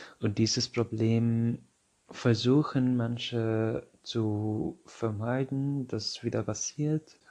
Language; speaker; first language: German; non-native, fluent; Arabic